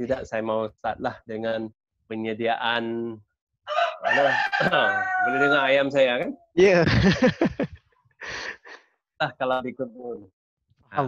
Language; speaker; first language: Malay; non-native, local second language; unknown